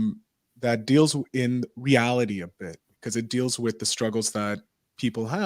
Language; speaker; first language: English; native; English